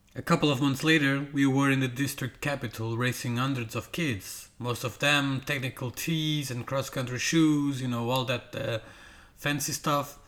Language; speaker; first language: English; non-native, fluent; Portuguese